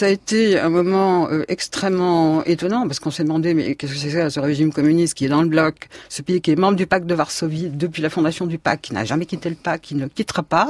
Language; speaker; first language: French; native; French